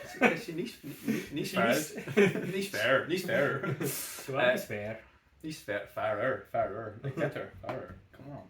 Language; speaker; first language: Irish; native; Irish